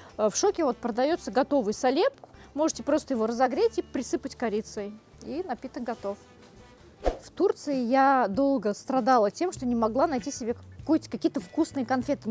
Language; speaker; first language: Russian; native; Russian